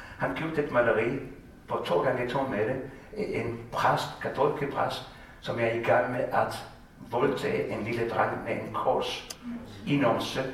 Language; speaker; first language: Danish; non-native, fluent; Spanish